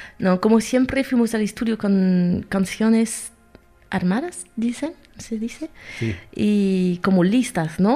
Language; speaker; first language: Spanish; non-native, fluent; French